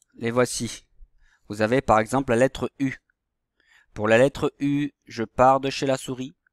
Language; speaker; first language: French; native; French